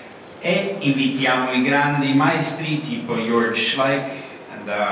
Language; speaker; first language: Italian; non-native, learner; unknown